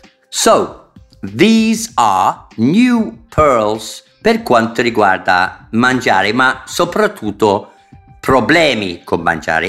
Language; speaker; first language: Italian; non-native, fluent; English